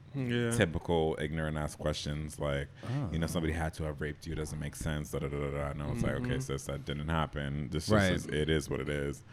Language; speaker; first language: English; native; English